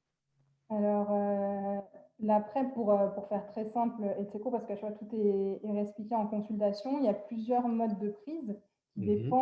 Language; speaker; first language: French; native; French